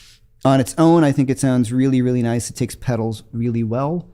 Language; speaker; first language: English; native; English